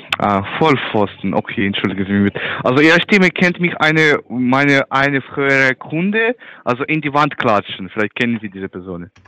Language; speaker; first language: German; non-native, learner; Russian